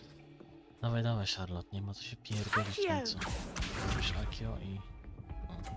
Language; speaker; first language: Polish; native; Polish